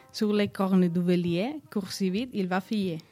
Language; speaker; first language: French; non-native, learner; Spanish